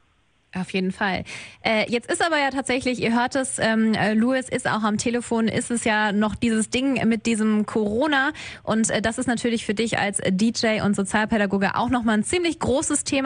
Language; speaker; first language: German; native; German